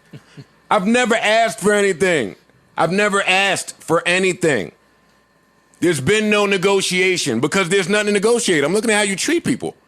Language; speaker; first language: English; native; English